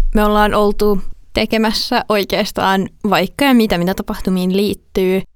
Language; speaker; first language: Finnish; native; Finnish